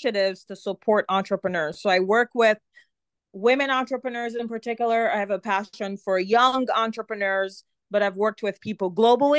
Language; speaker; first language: English; non-native, local second language; Yoruba